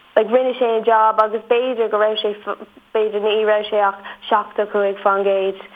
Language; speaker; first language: Irish; non-native, local second language; English